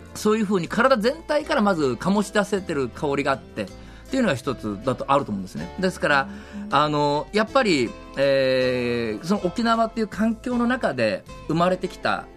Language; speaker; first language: Japanese; native; Japanese